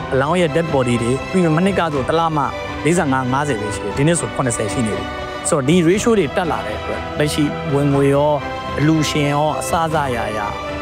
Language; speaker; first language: Burmese; non-native, local second language; Tamil